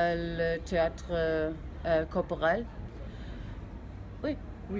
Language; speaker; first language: French; non-native, learner; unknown